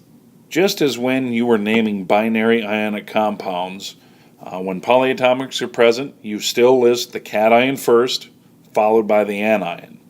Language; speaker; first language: English; native; English